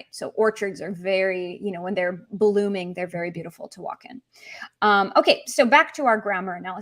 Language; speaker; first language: English; native; English